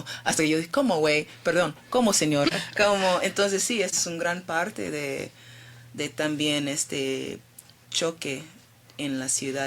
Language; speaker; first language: Spanish; early bilingual, heritage; Spanish